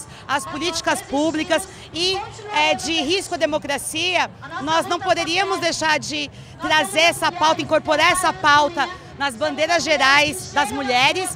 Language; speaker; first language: Portuguese; native; Portuguese